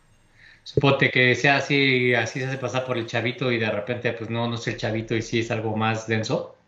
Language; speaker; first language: Spanish; native; Spanish